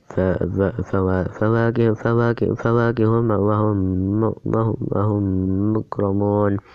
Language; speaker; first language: Arabic; non-native, learner; Indonesian